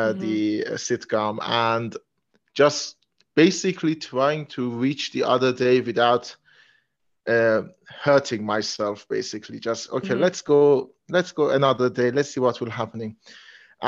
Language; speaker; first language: English; non-native, fluent; Persian